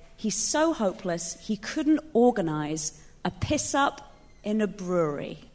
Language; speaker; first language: English; native; English